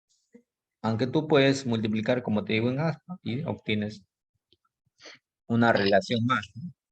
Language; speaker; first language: Spanish; native; Spanish